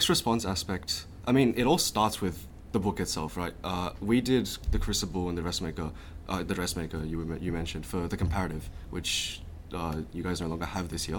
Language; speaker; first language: English; early bilingual, other home language; Chinese